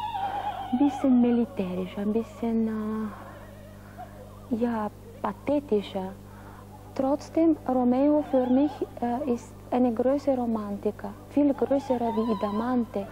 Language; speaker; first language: German; non-native, fluent; Bulgarian